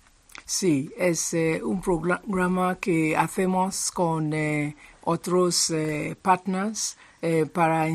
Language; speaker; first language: Spanish; non-native, fluent; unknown